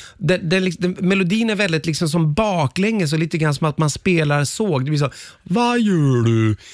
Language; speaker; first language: Swedish; native; Swedish